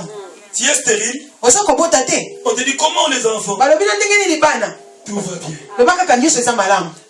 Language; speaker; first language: French; non-native, local second language; Lingala